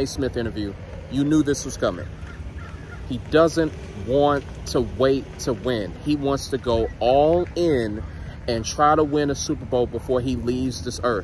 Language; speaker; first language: English; native; English